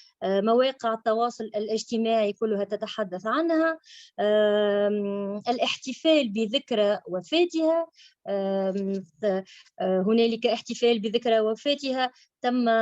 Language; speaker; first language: Arabic; native; Arabic